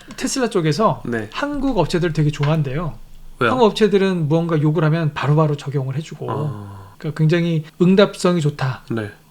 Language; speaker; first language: Korean; native; Korean